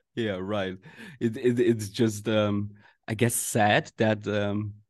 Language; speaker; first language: English; non-native, fluent; German